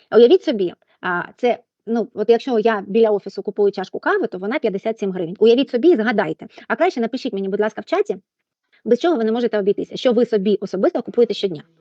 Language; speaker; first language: Ukrainian; non-native, local second language; Russian